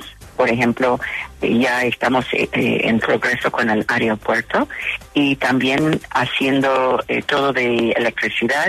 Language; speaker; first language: Spanish; non-native, fluent; English